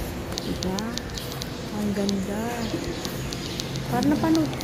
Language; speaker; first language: Filipino; native; Filipino